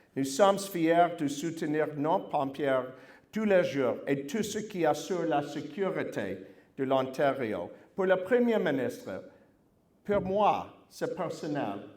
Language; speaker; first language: French; non-native, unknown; English